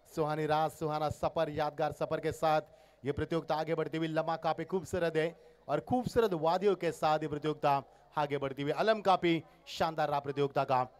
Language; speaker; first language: Hindi; non-native, local second language; Marathi